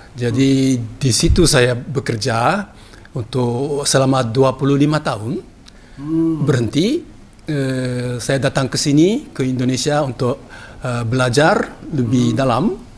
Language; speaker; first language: Indonesian; non-native, fluent; Japanese